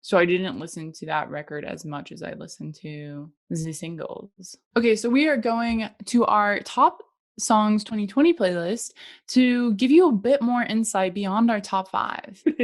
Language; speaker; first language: English; native; English